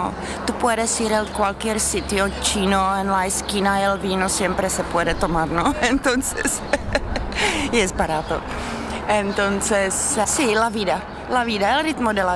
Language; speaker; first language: Spanish; non-native, fluent; Czech